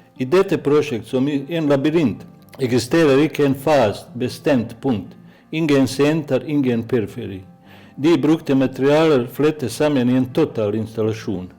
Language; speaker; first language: Norwegian; non-native, fluent; Bosnian